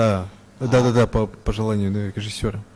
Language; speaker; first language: Russian; native; Russian